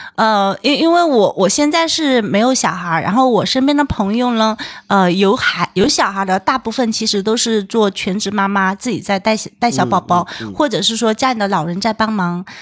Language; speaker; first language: Chinese; native; Chinese